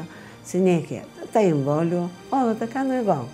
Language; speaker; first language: Greek; non-native, learner; Bulgarian